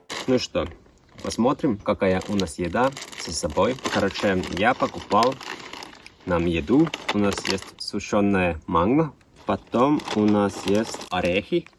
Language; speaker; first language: Russian; non-native, fluent; Finnish